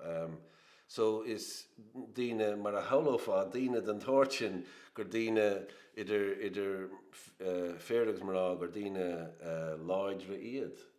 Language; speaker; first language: Irish; native; Irish